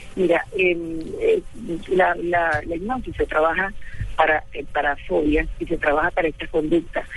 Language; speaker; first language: Spanish; native; Spanish